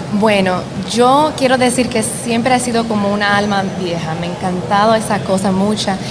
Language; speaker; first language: Spanish; early bilingual, heritage; Spanish